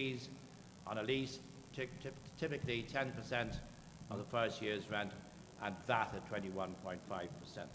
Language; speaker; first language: English; native; English